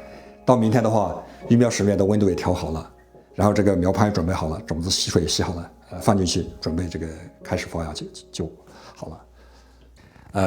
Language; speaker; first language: Chinese; native; Chinese